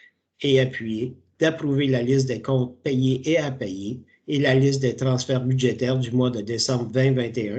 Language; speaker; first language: French; native; French